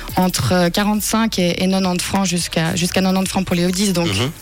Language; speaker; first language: French; native; French